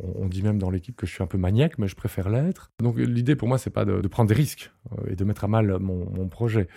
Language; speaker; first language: French; native; French